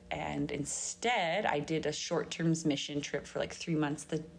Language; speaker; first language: English; native; English